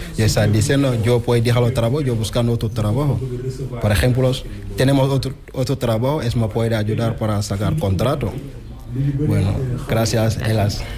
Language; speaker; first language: Spanish; non-native, learner; Wolof